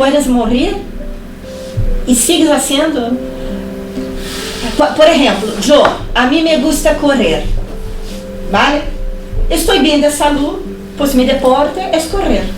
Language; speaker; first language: Spanish; non-native, fluent; Portuguese